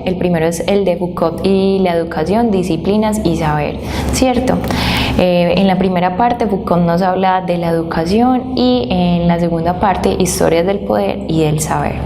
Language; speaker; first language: Spanish; native; Spanish